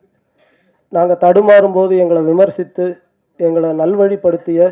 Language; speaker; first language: Tamil; native; Tamil